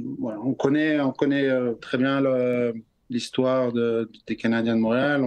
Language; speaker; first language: French; native; French